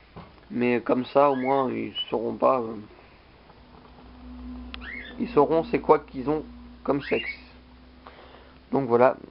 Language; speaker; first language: French; native; French